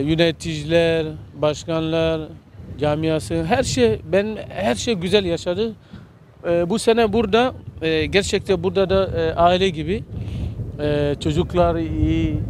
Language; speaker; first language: Turkish; non-native, learner; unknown